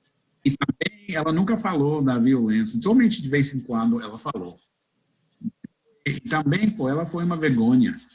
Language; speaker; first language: Portuguese; non-native, fluent; English